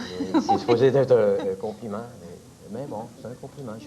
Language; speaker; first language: French; native; French